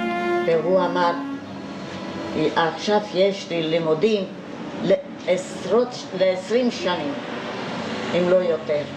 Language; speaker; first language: Hebrew; non-native, fluent; Hungarian